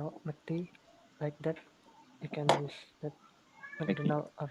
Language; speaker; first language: English; non-native, learner; Indonesian